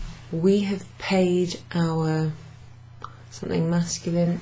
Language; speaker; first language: English; native; English